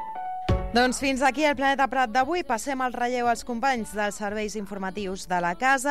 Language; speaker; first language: Catalan; native; Catalan